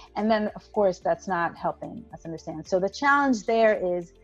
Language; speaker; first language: English; non-native, fluent; Hebrew